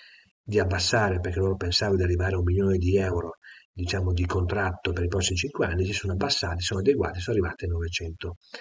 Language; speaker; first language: Italian; native; Italian